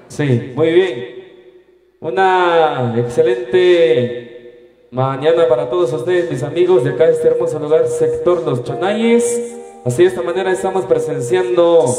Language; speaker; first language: Spanish; native; Spanish